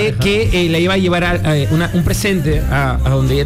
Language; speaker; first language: Spanish; native; Spanish